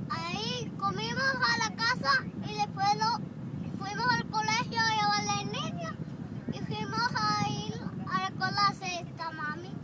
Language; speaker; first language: Spanish; early bilingual, heritage; Spanish